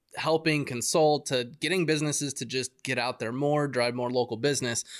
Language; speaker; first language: English; native; English